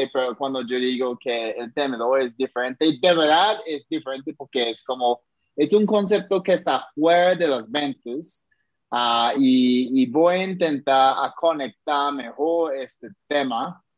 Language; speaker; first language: Spanish; non-native, fluent; English